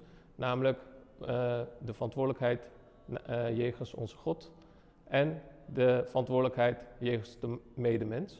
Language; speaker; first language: Dutch; non-native, fluent; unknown